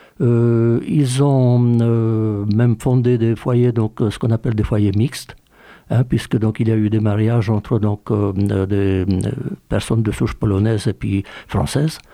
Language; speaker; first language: French; early bilingual, other home language; Polish